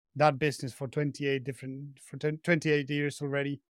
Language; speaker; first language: English; non-native, fluent; Spanish